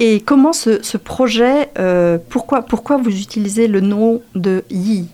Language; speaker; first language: French; native; French